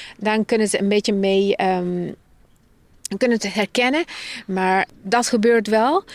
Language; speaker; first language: Dutch; non-native, fluent; Persian